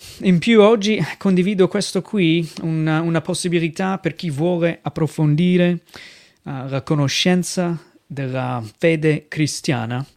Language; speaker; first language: Italian; non-native, fluent; English